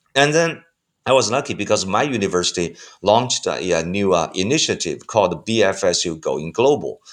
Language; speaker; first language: English; non-native, fluent; Chinese